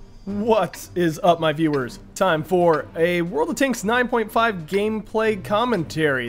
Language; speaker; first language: English; native; English